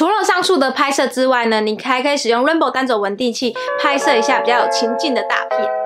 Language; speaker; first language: Chinese; native; Chinese